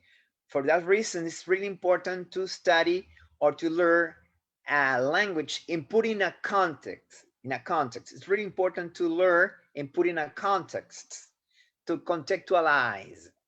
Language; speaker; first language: English; non-native, fluent; Spanish